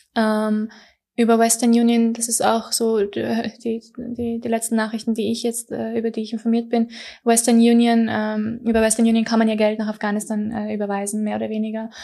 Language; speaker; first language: German; early bilingual, other home language; Persian